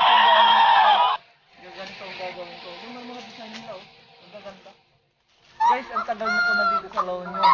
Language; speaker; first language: Filipino; non-native, local second language; Iloko